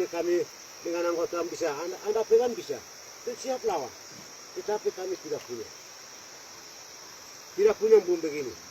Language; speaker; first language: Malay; non-native, local second language; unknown